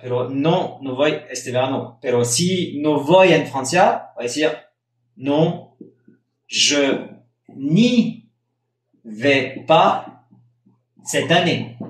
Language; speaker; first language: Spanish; non-native, fluent; French